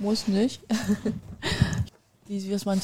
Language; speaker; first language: German; native; German